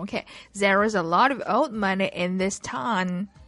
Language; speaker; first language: English; non-native, fluent; Chinese